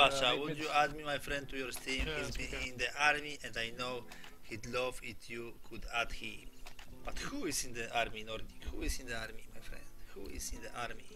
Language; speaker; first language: English; non-native, learner; Polish